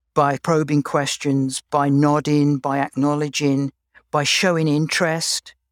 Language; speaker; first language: English; native; English